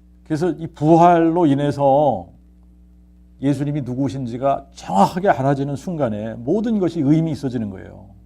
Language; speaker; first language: Korean; native; Korean